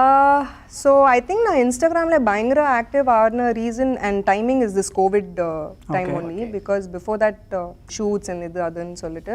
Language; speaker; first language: Tamil; non-native, local second language; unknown